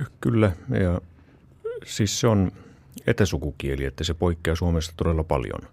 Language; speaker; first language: Finnish; native; Finnish